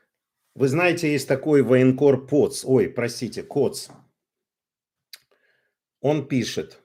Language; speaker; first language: Russian; native; Russian